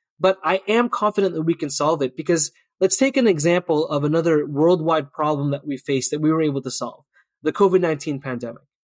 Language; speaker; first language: English; early bilingual, other home language; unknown